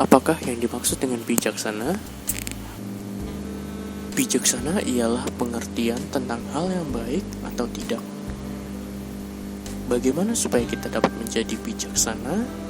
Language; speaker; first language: Indonesian; native; Indonesian